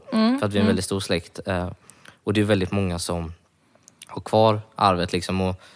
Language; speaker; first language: Swedish; native; Swedish